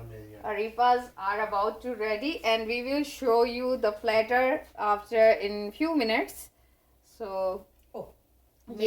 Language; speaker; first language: English; non-native, learner; Hindi